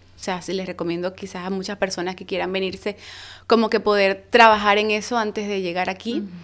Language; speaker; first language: Spanish; native; Spanish